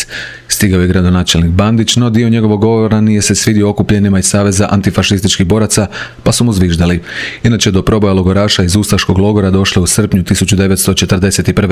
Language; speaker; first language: Croatian; native; Croatian